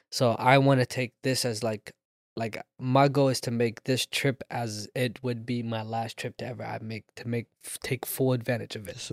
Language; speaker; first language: English; early bilingual, other home language; Somali